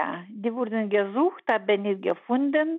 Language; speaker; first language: German; early bilingual, heritage; German